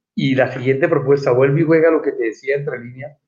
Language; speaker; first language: Spanish; native; Spanish